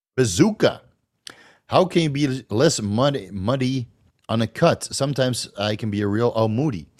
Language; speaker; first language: English; non-native, fluent; Dutch